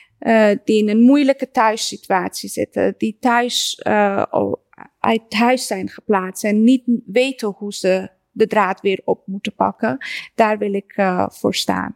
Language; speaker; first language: Dutch; early bilingual, other home language; Persian